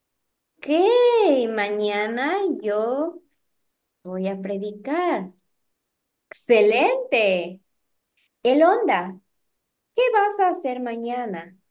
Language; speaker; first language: Spanish; non-native, fluent; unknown